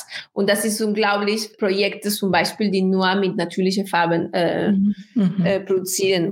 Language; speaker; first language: German; non-native, fluent; Spanish